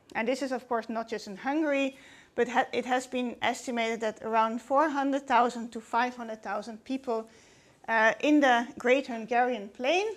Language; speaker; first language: English; non-native, fluent; Dutch